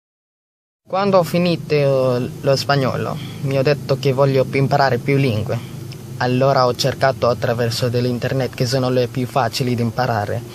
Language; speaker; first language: Italian; non-native, learner; Filipino